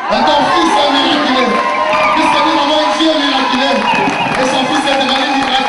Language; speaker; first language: French; non-native, local second language; Lingala